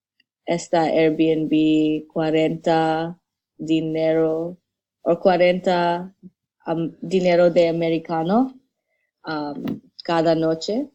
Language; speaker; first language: Spanish; non-native, learner; English